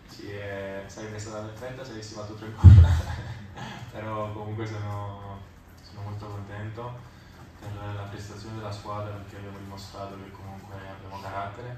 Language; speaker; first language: Italian; native; Italian